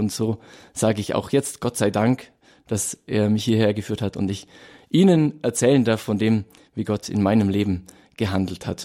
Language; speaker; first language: German; native; German